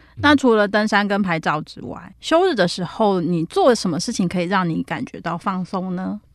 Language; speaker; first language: Chinese; native; Chinese